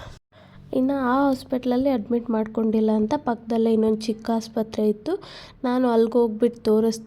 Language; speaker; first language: Kannada; native; Kannada